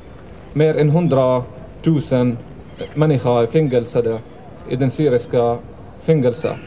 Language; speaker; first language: Swedish; non-native, fluent; Arabic